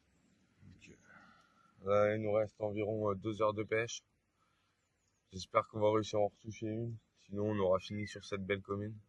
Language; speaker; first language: French; native; French